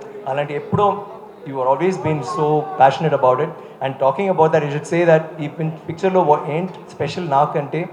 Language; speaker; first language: Telugu; non-native, local second language; Tamil